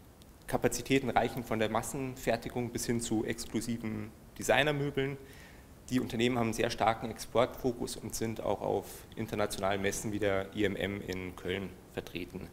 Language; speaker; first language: German; native; German